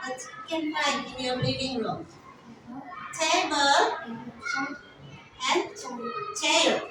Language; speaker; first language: English; non-native, learner; Indonesian